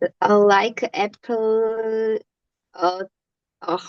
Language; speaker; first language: English; non-native, learner; Korean